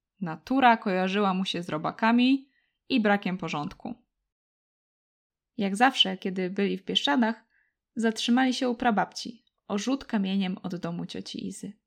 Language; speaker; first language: Polish; native; Polish